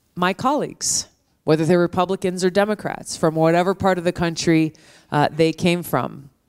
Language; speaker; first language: English; native; English